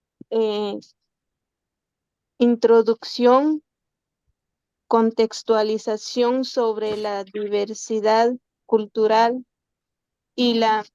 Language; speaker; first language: Spanish; non-native, local second language; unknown